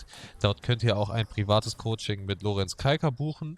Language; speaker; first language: German; native; German